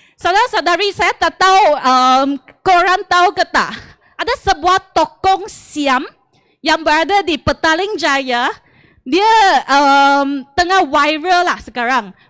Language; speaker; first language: Malay; non-native, local second language; Chinese